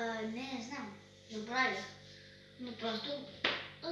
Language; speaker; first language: Bulgarian; early bilingual, heritage; Bulgarian